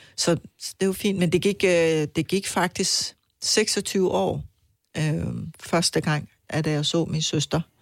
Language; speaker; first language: Danish; non-native, fluent; Persian